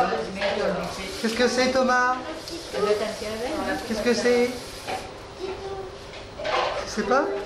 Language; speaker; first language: French; native; French